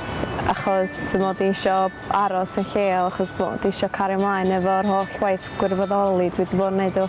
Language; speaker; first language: Welsh; native; Welsh